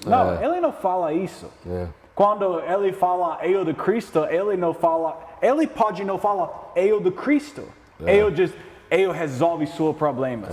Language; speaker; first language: Portuguese; non-native, learner; English